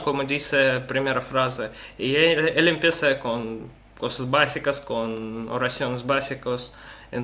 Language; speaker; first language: Spanish; non-native, learner; Russian